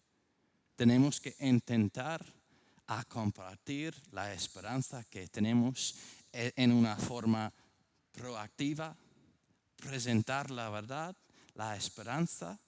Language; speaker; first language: Spanish; non-native, fluent; English